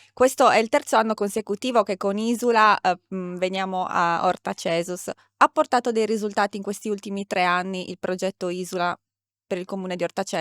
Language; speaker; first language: Italian; native; Italian